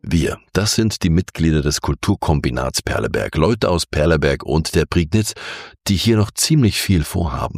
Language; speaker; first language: German; native; German